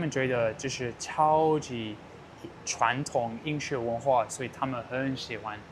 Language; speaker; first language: Chinese; non-native, fluent; English